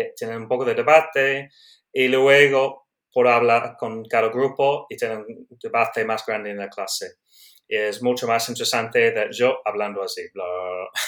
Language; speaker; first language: Spanish; non-native, learner; English